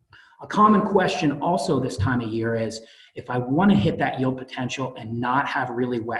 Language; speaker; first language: English; native; English